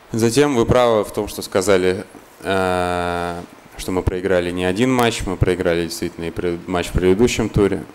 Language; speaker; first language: Russian; native; Russian